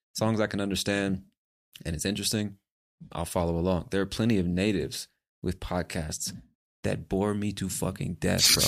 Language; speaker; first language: English; native; English